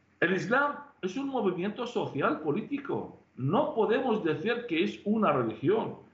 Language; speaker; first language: Spanish; non-native, fluent; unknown